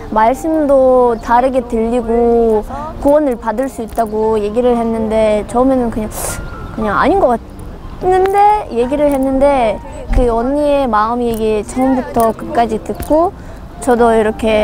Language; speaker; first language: Korean; non-native, fluent; Russian